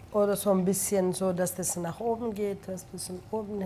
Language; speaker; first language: German; non-native, fluent; Italian